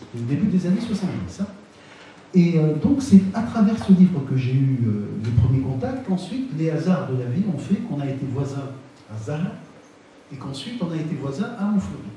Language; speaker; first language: French; non-native, local second language; Arabic